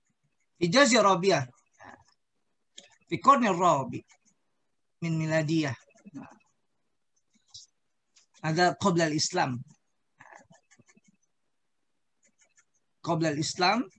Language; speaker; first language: Arabic; non-native, learner; Indonesian